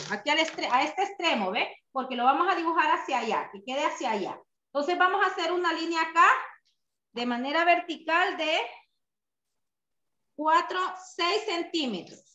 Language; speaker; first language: Spanish; native; Spanish